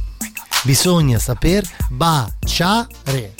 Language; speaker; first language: Italian; native; Italian